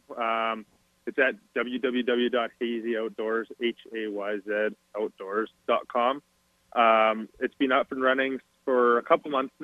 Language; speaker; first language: English; native; English